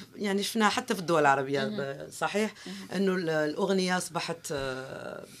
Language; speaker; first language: Arabic; non-native, local second language; Kabyle